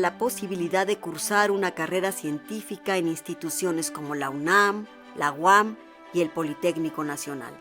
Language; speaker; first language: Spanish; native; Spanish